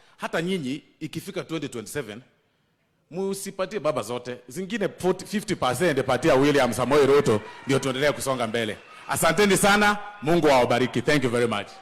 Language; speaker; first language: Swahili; non-native, local second language; Gusii